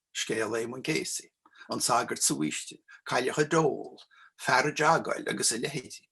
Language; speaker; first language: Irish; native; Irish